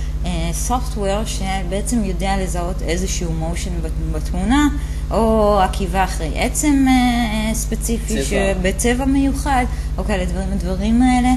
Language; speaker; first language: Hebrew; native; Hebrew